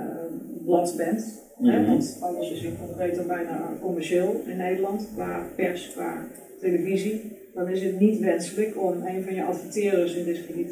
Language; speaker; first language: Dutch; native; Dutch